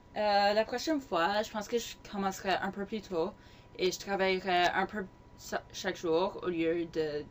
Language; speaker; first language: French; non-native, local second language; English